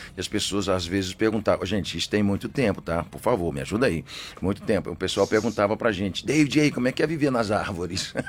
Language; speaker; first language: Portuguese; early bilingual, other home language; English